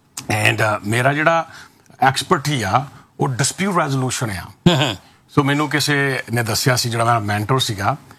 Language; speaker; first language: Punjabi; early bilingual, heritage; Punjabi